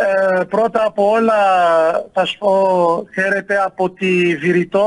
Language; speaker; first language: Greek; non-native, fluent; Arabic